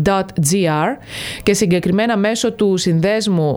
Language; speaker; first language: Greek; native; Greek